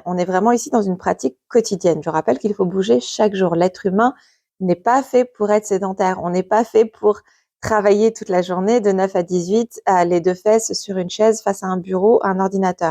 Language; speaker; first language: French; native; French